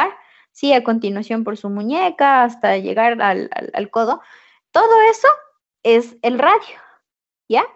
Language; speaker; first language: Spanish; native; Spanish